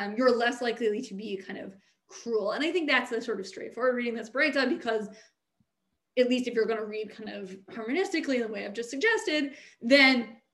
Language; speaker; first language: English; native; English